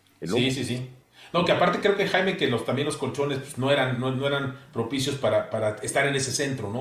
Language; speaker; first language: Spanish; native; Spanish